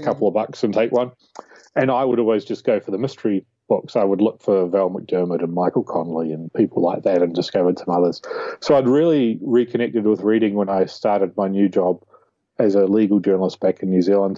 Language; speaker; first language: English; native; English